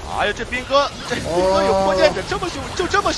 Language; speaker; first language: Chinese; native; Chinese